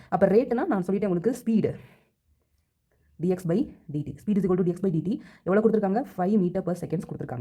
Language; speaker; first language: Tamil; native; Tamil